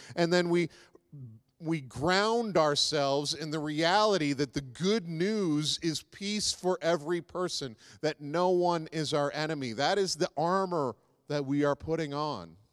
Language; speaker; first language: English; native; English